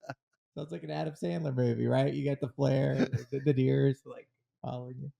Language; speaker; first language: English; native; English